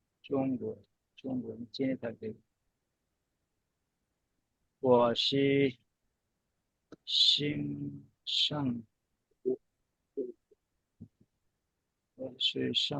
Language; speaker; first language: Chinese; non-native, learner; Bangla